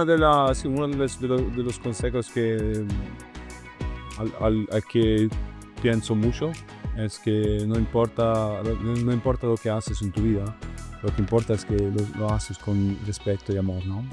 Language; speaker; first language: Spanish; non-native, learner; Italian